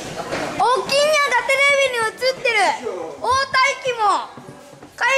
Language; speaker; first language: Japanese; native; Japanese